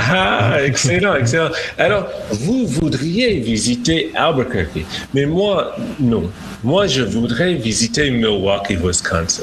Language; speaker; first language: French; non-native, fluent; English